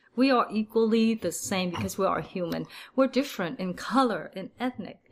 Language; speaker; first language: English; early bilingual, other home language; Vietnamese